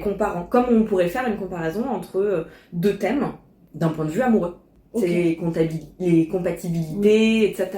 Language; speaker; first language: French; native; French